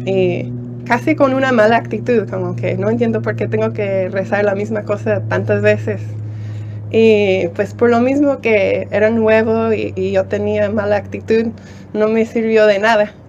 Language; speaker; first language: Spanish; non-native, fluent; English